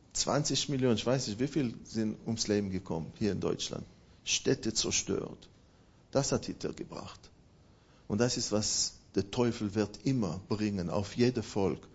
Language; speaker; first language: German; non-native, fluent; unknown